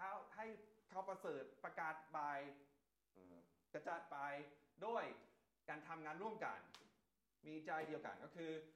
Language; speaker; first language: Thai; non-native, fluent; English